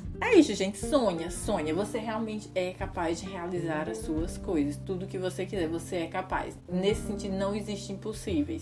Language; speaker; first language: Portuguese; native; Portuguese